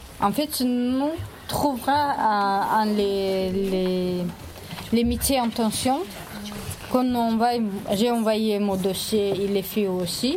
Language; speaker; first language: French; non-native, learner; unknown